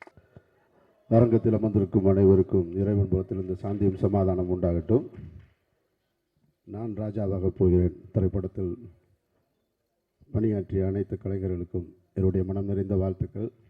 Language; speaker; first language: Tamil; native; Tamil